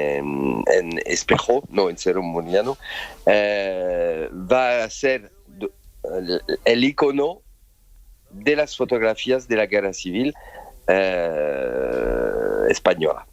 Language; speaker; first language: Spanish; non-native, fluent; French